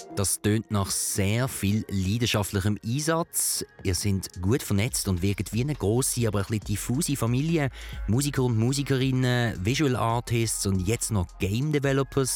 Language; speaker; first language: German; native; German